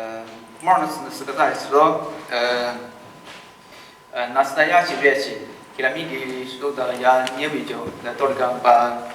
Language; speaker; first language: Russian; non-native, learner; Chinese